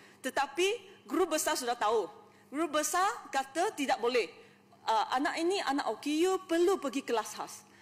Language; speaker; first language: Malay; non-native, local second language; Chinese